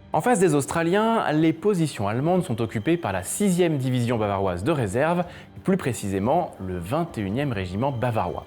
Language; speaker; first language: French; native; French